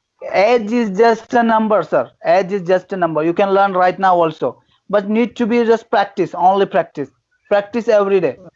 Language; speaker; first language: English; non-native, fluent; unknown